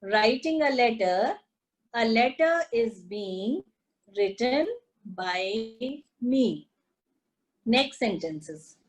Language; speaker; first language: English; non-native, local second language; Punjabi